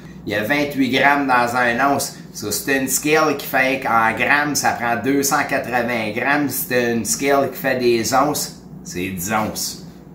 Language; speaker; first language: French; native; French